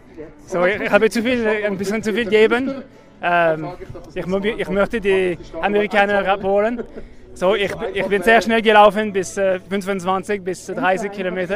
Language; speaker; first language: German; non-native, learner; French